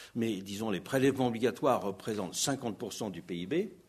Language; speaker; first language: French; native; French